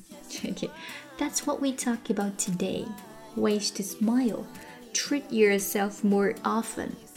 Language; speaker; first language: English; non-native, fluent; Chinese